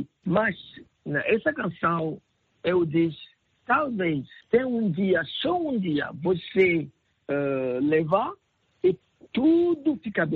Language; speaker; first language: Portuguese; non-native, learner; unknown